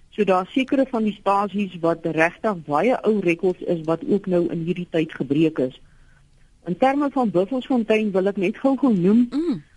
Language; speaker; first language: Afrikaans; native; Afrikaans